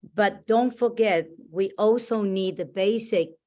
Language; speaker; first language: English; non-native, learner; Chinese